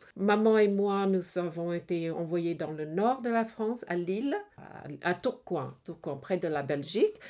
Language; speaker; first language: French; early bilingual, other home language; Hmong